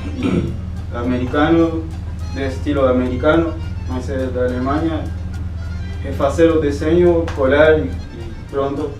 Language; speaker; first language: Portuguese; non-native, fluent; Spanish